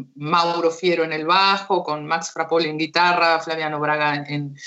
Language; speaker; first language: Spanish; early bilingual, heritage; Spanish